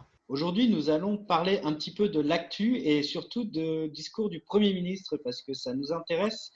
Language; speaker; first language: French; native; French